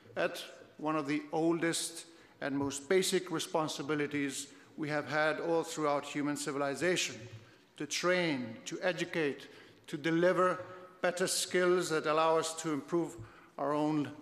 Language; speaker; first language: English; non-native, fluent; Spanish